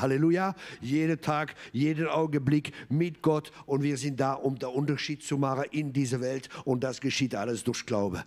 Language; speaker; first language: German; non-native, fluent; French